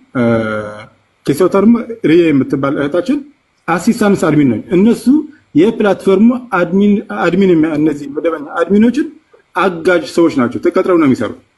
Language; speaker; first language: Amharic; non-native, local second language; Afar